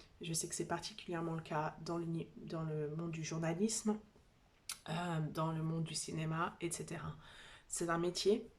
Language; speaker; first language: French; native; French